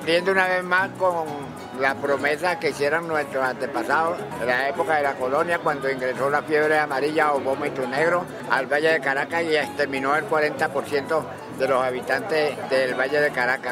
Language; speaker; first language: Spanish; native; Spanish